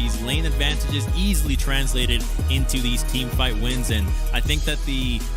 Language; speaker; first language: English; native; English